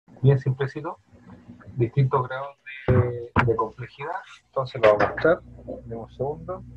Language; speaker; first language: Spanish; native; Spanish